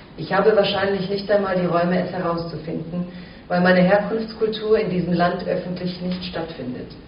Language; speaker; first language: German; early bilingual, other home language; Croatian